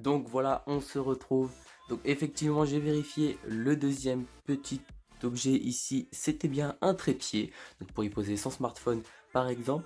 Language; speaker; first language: French; native; French